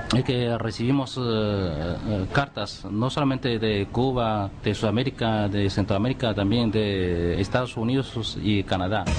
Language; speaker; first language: Spanish; non-native, fluent; Chinese